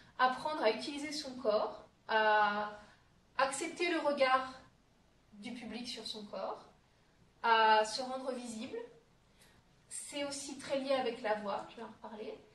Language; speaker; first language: French; native; French